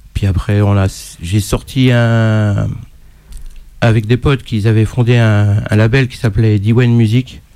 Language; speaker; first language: French; native; French